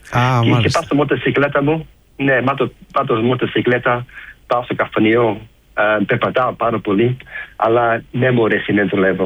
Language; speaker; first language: Greek; early bilingual, heritage; Greek